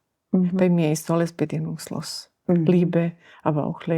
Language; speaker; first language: German; non-native, learner; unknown